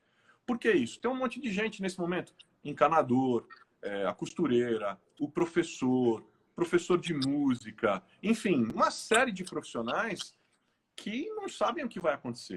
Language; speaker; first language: Portuguese; native; Portuguese